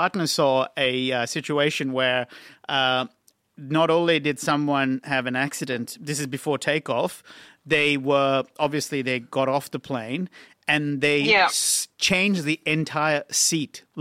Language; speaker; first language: English; non-native, local second language; Sinhala